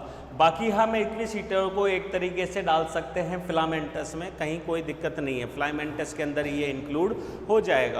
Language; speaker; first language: Hindi; native; Hindi